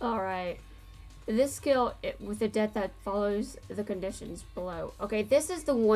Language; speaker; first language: English; native; English